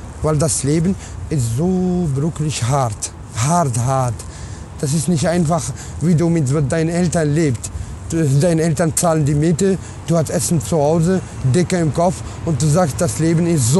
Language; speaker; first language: German; non-native, learner; Arabic